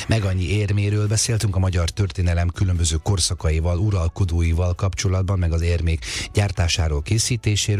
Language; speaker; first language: Hungarian; native; Hungarian